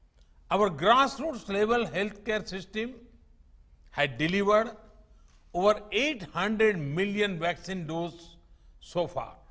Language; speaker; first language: English; non-native, local second language; Gujarati